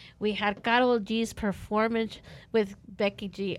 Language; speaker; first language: English; early bilingual, other home language; Spanish